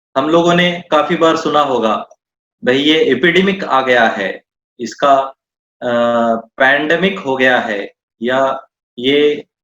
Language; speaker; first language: Hindi; non-native, local second language; Marathi